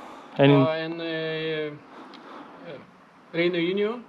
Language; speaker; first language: Spanish; non-native, learner; Russian